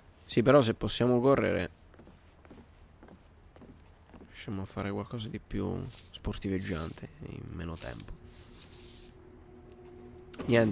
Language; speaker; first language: Italian; native; Italian